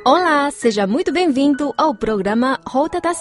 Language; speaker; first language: Portuguese; non-native, fluent; Chinese